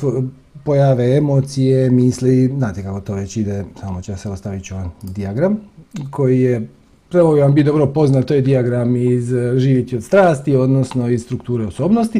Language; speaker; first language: Croatian; native; Croatian